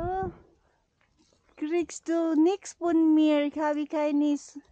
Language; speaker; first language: German; non-native, learner; Cebuano